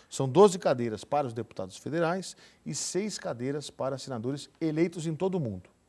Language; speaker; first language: Portuguese; native; Portuguese